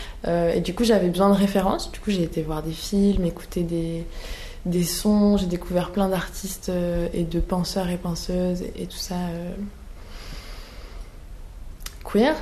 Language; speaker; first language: French; native; French